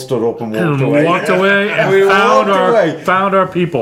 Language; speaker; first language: English; native; English